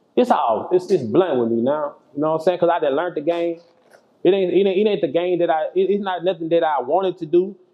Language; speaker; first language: English; native; English